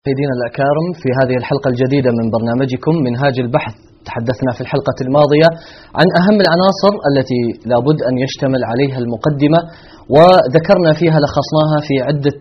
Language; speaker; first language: Arabic; native; Arabic